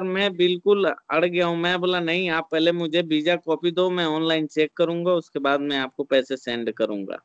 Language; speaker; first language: Hindi; native; Hindi